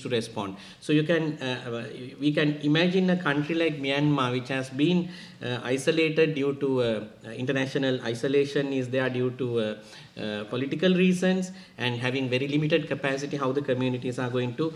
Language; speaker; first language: English; non-native, local second language; Sinhala